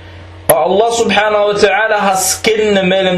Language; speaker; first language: Danish; early bilingual, other home language; Arabic